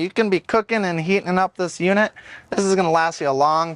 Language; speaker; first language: English; native; English